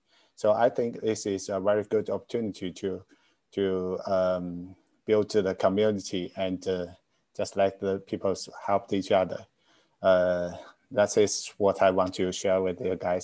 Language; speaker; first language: English; non-native, fluent; Chinese